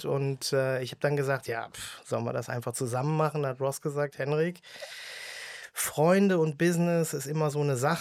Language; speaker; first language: German; native; German